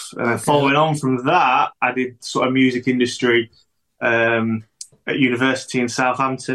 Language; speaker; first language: English; native; English